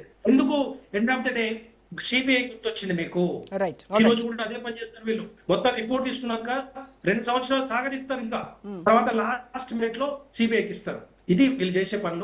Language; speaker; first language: Telugu; native; Telugu